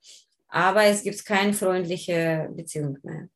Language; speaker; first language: German; non-native, learner; Ukrainian